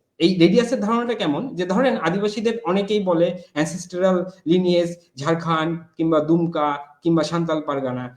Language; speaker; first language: Bangla; non-native, local second language; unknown